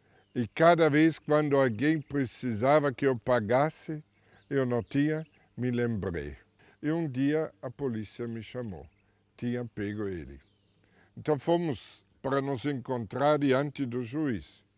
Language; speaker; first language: Portuguese; non-native, fluent; German